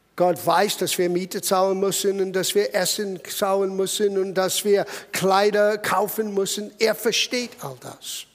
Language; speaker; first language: German; non-native, fluent; English